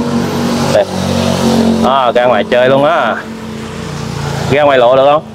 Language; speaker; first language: Vietnamese; native; Vietnamese